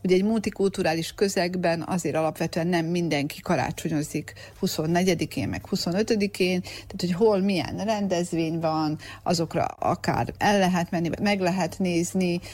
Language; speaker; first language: Hungarian; native; Hungarian